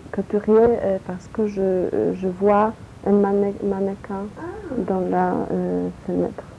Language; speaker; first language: French; non-native, learner; Polish